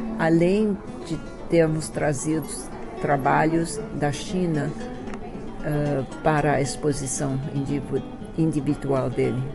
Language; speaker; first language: Portuguese; early bilingual, other home language; Chinese